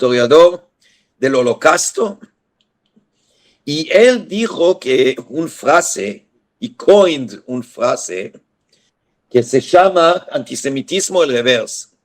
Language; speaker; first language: Spanish; non-native, fluent; Hebrew